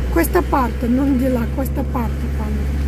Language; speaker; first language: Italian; non-native, learner; Russian